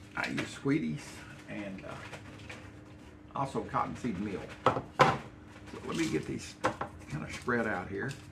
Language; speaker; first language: English; native; English